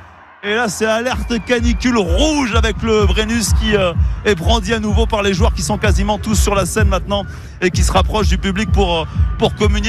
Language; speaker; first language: French; native; French